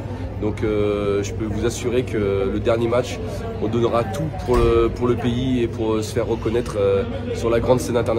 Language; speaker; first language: French; native; French